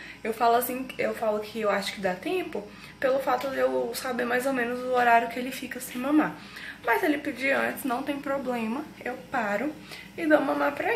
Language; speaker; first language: Portuguese; native; Portuguese